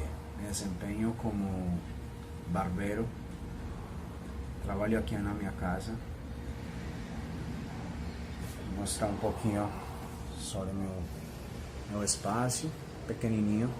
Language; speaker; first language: Portuguese; non-native, fluent; Spanish